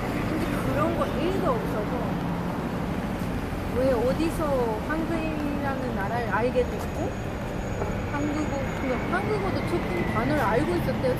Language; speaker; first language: Korean; non-native, fluent; Japanese